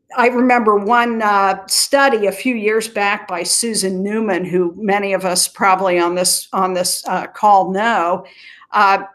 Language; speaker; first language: English; native; English